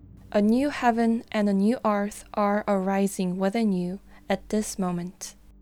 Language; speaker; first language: English; non-native, fluent; Korean